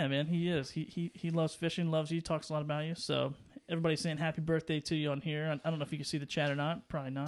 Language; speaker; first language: English; native; English